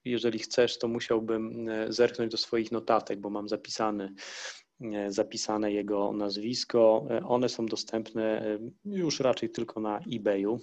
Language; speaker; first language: Polish; native; Polish